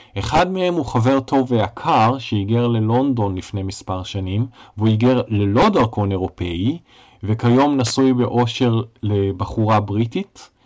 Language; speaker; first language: Hebrew; native; Hebrew